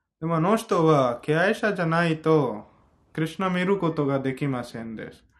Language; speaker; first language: Japanese; non-native, fluent; Hindi